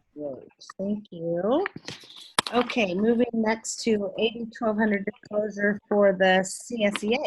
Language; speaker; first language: English; native; English